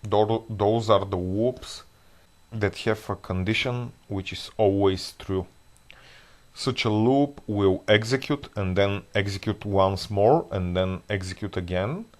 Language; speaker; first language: English; non-native, fluent; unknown